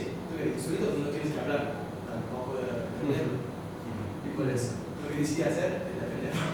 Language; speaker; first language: Spanish; non-native, fluent; Italian